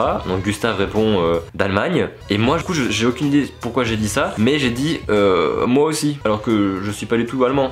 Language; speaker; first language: French; native; French